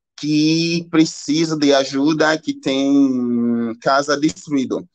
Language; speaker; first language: Portuguese; non-native, learner; Haitian Creole